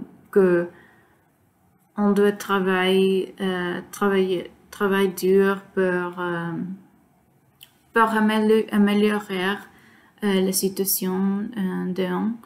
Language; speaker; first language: French; non-native, learner; Spanish